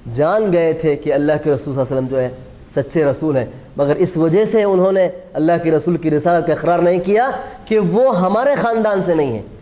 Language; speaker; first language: Urdu; native; Urdu